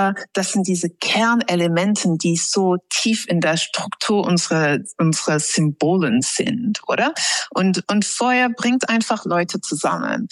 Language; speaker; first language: German; non-native, fluent; English